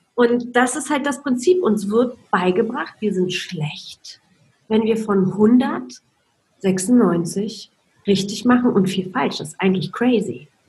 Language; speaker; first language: German; non-native, fluent; Polish